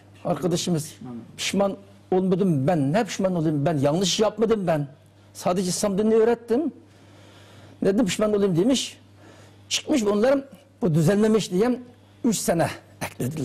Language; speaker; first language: Turkish; non-native, learner; Uyghur